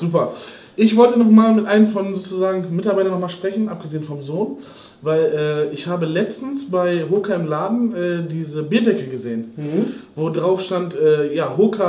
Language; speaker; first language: German; native; German